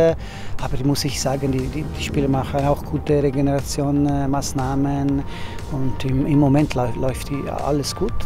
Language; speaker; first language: German; non-native, local second language; Italian